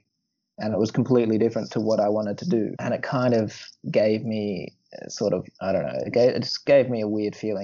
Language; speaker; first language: English; native; English